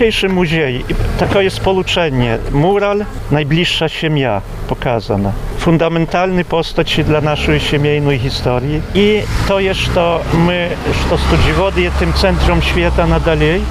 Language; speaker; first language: Polish; non-native, local second language; Belarusian